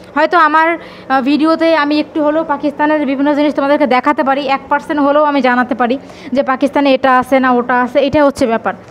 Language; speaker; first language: Bangla; native; Bangla